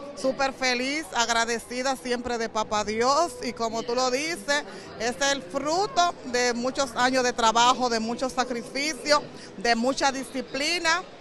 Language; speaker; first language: Spanish; native; Spanish